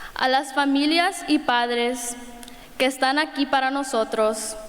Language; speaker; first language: Spanish; early bilingual, other home language; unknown